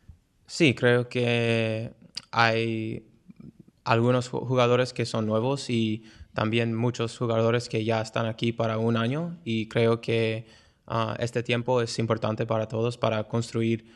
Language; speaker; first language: Spanish; non-native, fluent; English